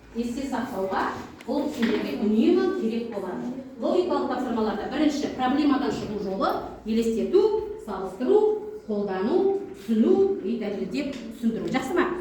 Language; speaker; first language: Kazakh; native; Kazakh